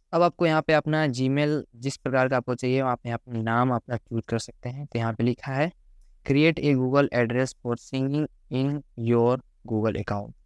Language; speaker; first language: Hindi; native; Hindi